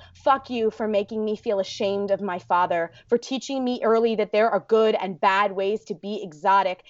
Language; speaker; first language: English; early bilingual, other home language; Arabic